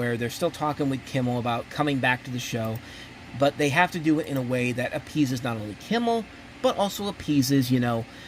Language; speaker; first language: English; native; English